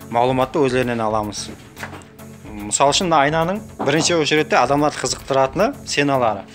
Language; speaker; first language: Uzbek; non-native, local second language; Kara-Kalpak